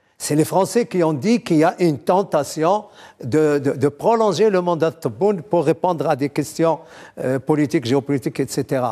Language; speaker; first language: French; non-native, local second language; Arabic